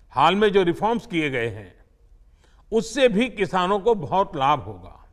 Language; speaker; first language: Hindi; non-native, local second language; Gujarati